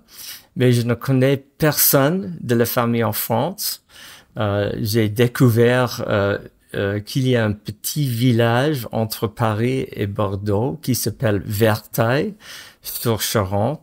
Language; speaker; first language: French; non-native, fluent; English